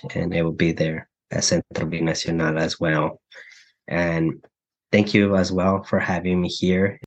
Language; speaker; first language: English; early bilingual, other home language; Mixtepec Mixtec